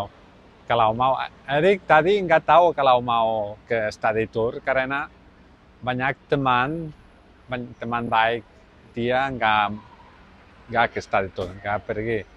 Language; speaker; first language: Indonesian; non-native, learner; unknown